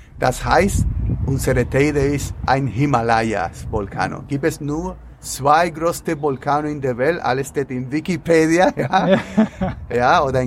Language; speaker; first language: German; non-native, learner; Spanish